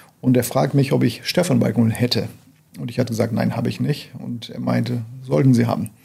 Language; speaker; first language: German; non-native, fluent; Portuguese